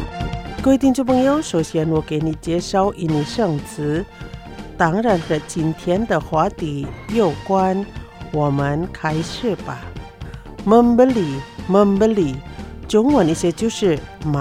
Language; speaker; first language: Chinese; non-native, fluent; Indonesian